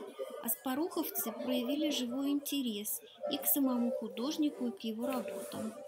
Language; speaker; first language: Russian; native; Russian